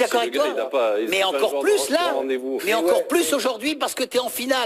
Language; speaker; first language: French; native; French